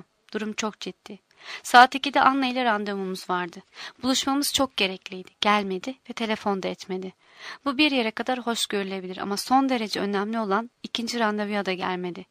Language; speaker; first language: Turkish; native; Turkish